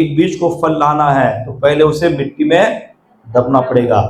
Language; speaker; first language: Hindi; non-native, local second language; Marathi